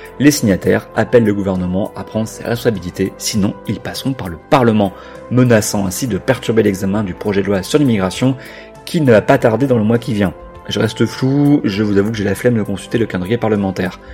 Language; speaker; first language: French; native; French